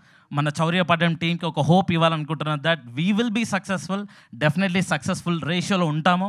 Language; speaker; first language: Telugu; native; Telugu